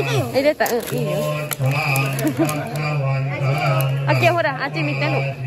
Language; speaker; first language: Japanese; non-native, fluent; Thai